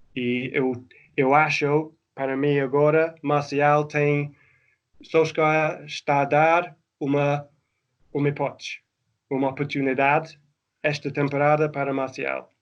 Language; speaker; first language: Portuguese; non-native, fluent; English